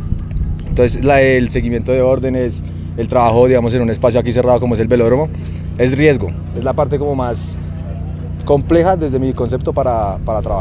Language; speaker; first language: Spanish; native; Spanish